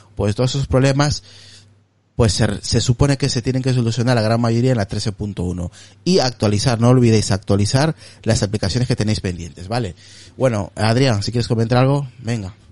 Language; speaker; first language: Spanish; native; Spanish